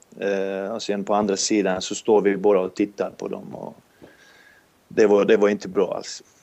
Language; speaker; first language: Swedish; non-native, fluent; Serbian